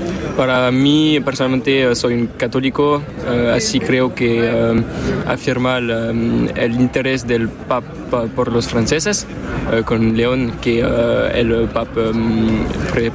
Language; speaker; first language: Spanish; non-native, learner; French